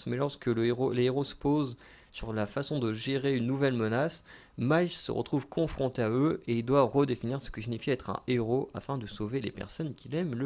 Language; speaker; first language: French; native; French